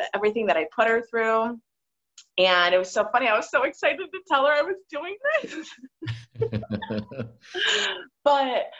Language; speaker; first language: English; native; English